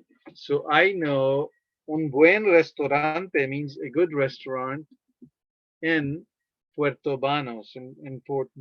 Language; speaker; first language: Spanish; non-native, fluent; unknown